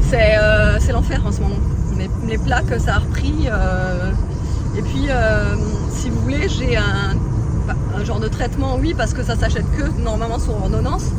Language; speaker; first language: French; native; French